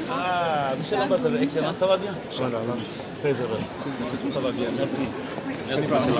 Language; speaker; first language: French; non-native, local second language; Wolof